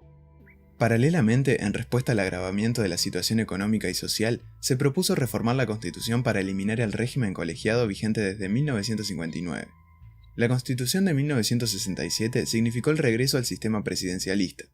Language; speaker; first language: Spanish; native; Spanish